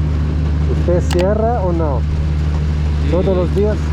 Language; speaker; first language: Spanish; non-native, learner; Italian